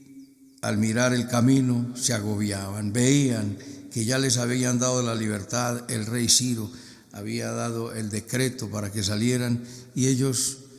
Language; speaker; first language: Spanish; native; Spanish